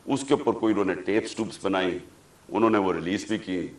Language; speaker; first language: Urdu; native; Urdu